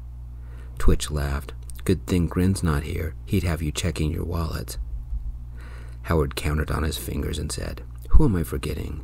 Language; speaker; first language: English; native; English